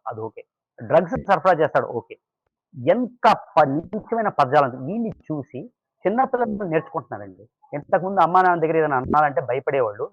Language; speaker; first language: Telugu; native; Telugu